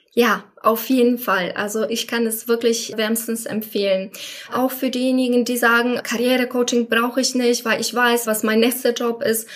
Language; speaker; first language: German; non-native, fluent; Polish